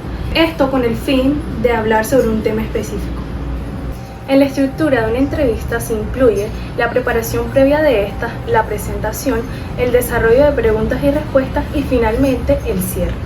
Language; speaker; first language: Spanish; native; Spanish